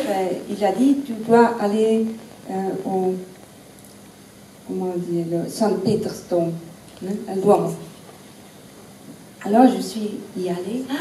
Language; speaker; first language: French; non-native, learner; German